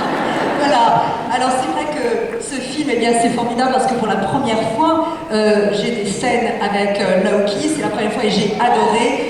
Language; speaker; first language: French; native; French